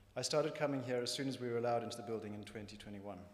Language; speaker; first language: English; native; English